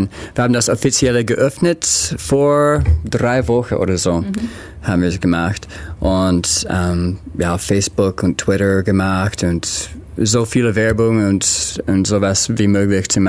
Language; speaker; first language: German; non-native, learner; English